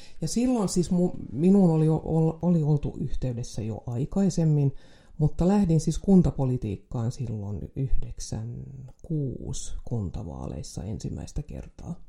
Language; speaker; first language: Finnish; non-native, local second language; Swedish